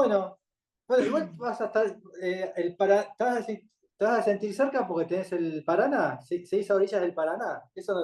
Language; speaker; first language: Spanish; native; Spanish